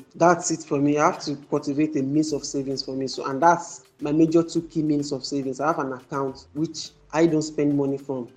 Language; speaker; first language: English; non-native, local second language; Yoruba